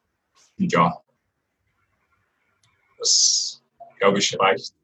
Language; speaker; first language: German; non-native, fluent; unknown